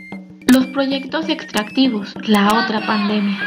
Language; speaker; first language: Spanish; native; Spanish